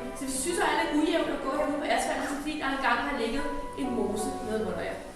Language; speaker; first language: Danish; native; Danish